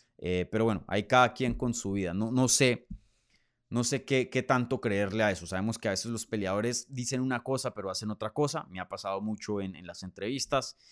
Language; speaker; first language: Spanish; native; Spanish